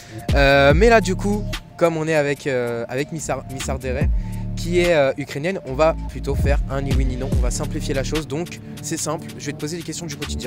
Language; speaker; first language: French; native; French